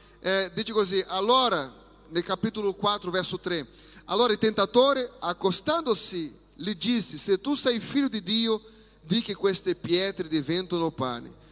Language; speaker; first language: Italian; non-native, fluent; Portuguese